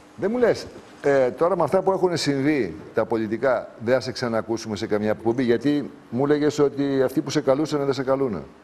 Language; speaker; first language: Greek; native; Greek